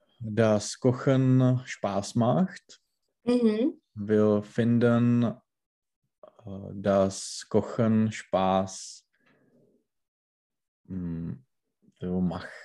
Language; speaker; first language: German; non-native, learner; Czech